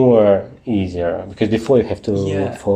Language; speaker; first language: English; non-native, learner; Russian